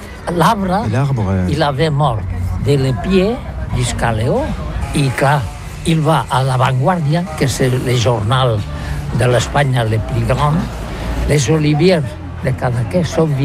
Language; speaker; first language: French; non-native, learner; Catalan